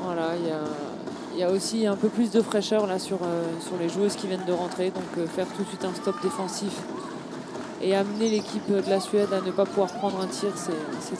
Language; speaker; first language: French; native; French